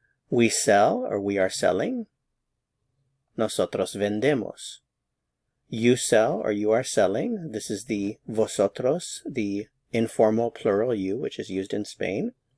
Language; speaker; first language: English; native; English